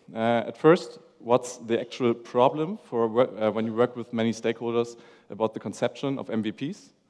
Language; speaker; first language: English; non-native, fluent; German